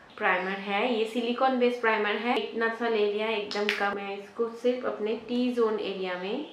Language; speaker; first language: Hindi; non-native, local second language; Bangla